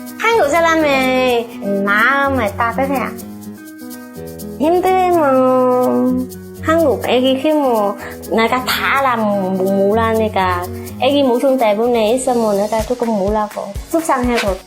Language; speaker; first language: Korean; non-native, learner; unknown